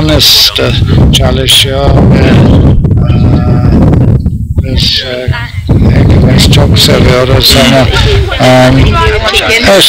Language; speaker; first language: Turkish; non-native, learner; English